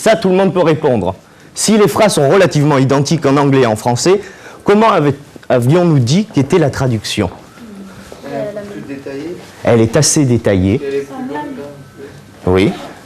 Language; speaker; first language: French; native; French